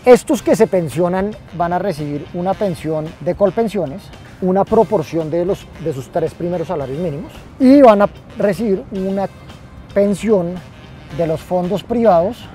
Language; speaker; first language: Spanish; native; Spanish